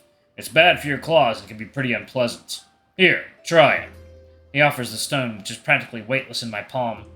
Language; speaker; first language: English; native; English